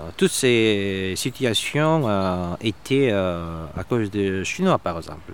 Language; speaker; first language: French; non-native, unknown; Korean